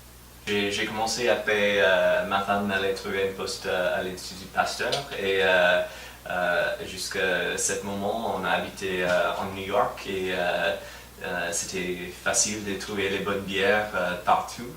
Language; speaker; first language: French; non-native, fluent; English